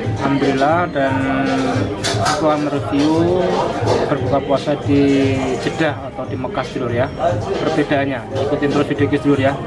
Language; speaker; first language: Malay; non-native, local second language; Javanese